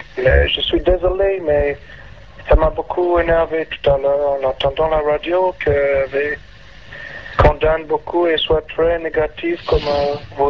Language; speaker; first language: French; non-native, learner; English